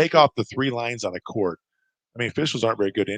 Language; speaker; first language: English; native; English